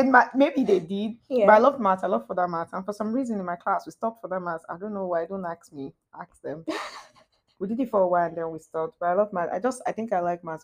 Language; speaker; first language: English; non-native, local second language; Yoruba